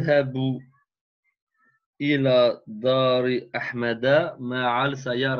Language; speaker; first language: Arabic; non-native, learner; French